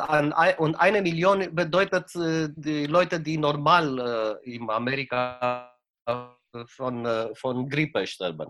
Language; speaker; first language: German; non-native, fluent; Romanian